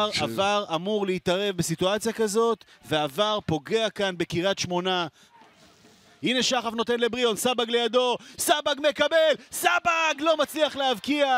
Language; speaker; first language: Hebrew; native; Hebrew